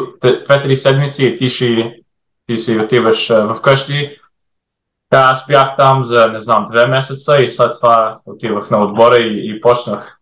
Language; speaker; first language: Bulgarian; early bilingual, heritage; English